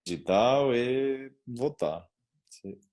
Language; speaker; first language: Portuguese; non-native, learner; Spanish